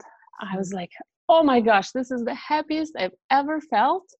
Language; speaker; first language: English; non-native, fluent; Russian